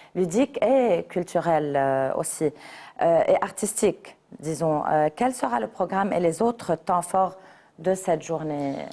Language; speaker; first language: French; non-native, local second language; Arabic